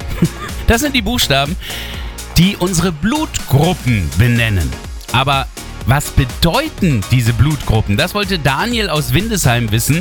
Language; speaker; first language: German; native; German